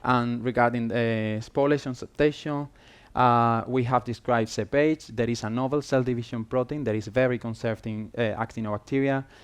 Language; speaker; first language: English; non-native, fluent; Spanish